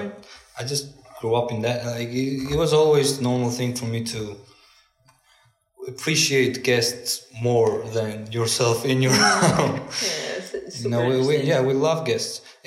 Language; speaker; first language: English; non-native, fluent; Georgian